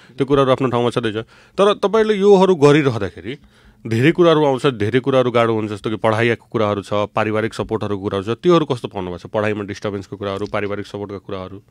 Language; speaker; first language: Nepali; non-native, local second language; Bhojpuri